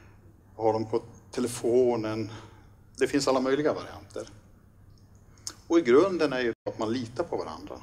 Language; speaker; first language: Swedish; native; Swedish